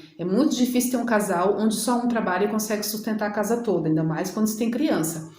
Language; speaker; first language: Portuguese; native; Portuguese